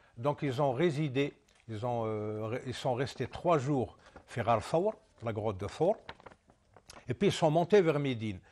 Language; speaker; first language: French; non-native, local second language; Arabic